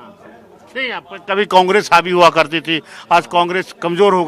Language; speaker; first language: Hindi; native; Hindi